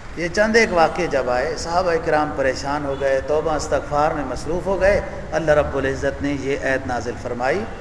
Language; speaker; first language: Urdu; native; Urdu